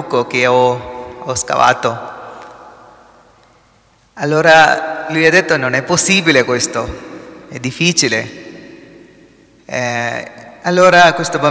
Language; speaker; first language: Italian; non-native, fluent; Malayalam